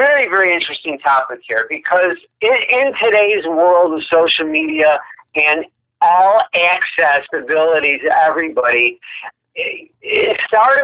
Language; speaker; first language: English; native; English